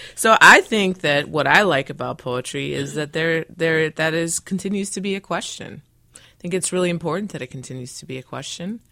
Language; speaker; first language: English; early bilingual, other home language; Spanish